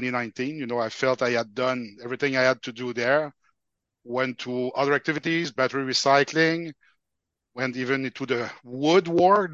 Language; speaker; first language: English; non-native, fluent; French